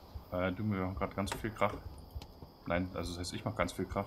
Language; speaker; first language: German; native; German